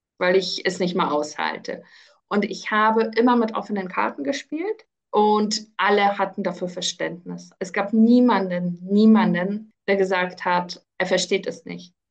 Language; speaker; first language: German; early bilingual, other home language; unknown